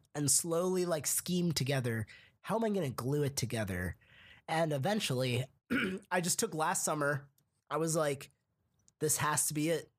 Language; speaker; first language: English; early bilingual, other home language; Hindi